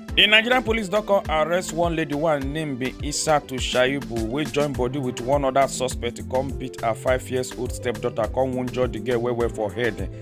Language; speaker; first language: Nigerian Pidgin; native; Nigerian Pidgin